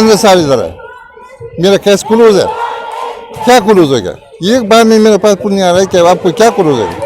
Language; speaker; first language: Hindi; non-native, learner; Persian